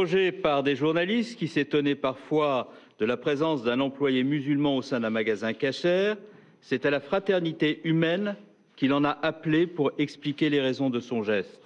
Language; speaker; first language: French; native; French